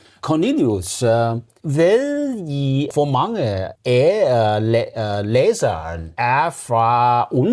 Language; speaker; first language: Danish; non-native, learner; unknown